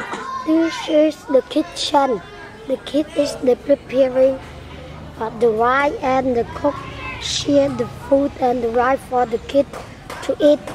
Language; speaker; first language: English; non-native, learner; Khmer